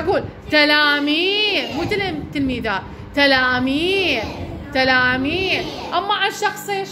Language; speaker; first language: Arabic; native; Arabic